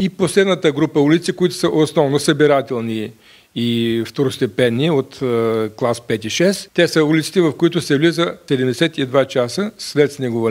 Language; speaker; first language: Bulgarian; native; Bulgarian